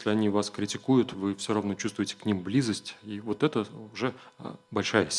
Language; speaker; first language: Russian; native; Russian